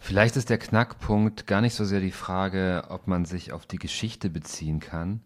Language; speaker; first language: German; native; German